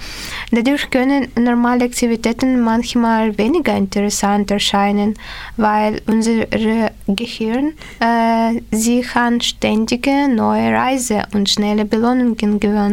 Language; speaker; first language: German; non-native, fluent; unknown